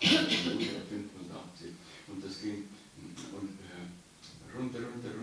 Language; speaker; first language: German; non-native, learner; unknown